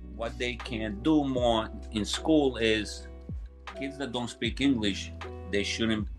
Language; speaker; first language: English; non-native, fluent; Italian